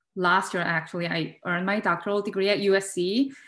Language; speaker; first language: English; non-native, fluent; Korean